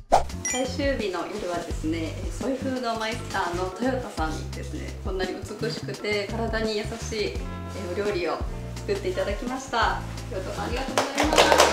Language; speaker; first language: Japanese; native; Japanese